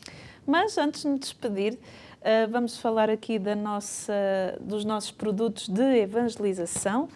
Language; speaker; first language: Portuguese; native; Portuguese